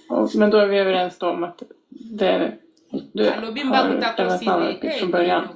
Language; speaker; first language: Swedish; native; Swedish